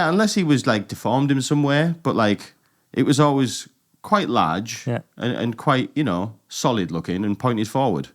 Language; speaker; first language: English; native; English